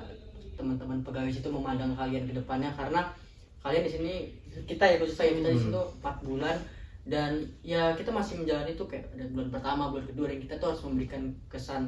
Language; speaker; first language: Indonesian; native; Indonesian